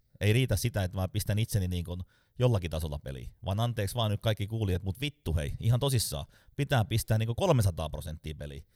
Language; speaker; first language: Finnish; native; Finnish